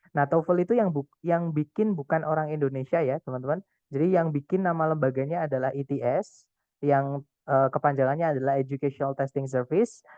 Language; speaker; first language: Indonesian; non-native, local second language; Javanese